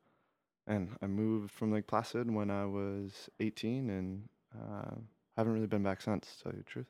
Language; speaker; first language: English; native; English